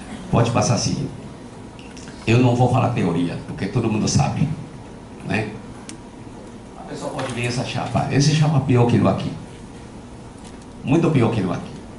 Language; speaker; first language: Portuguese; non-native, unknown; Chinese